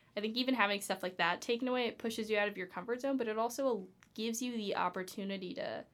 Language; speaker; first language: English; native; English